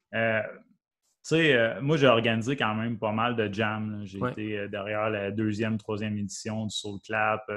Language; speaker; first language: French; native; French